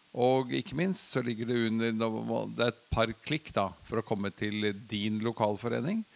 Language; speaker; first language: Norwegian; early bilingual, other home language; Latvian